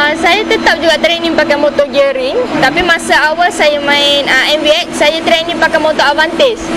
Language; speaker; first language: Malay; native; Malay